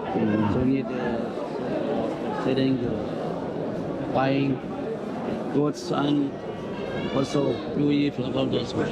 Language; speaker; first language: English; non-native, learner; Urdu